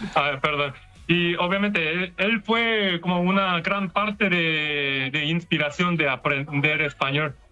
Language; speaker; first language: Spanish; non-native, learner; Korean